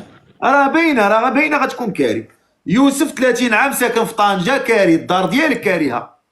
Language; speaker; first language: Arabic; native; Arabic